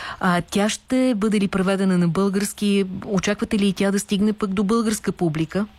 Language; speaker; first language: Bulgarian; native; Bulgarian